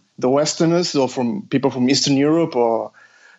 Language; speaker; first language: English; non-native, fluent; Portuguese